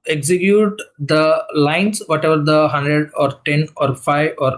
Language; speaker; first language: English; non-native, local second language; Telugu